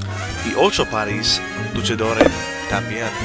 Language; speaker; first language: Spanish; non-native, learner; English